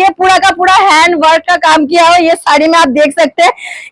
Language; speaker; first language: Hindi; non-native, local second language; Bangla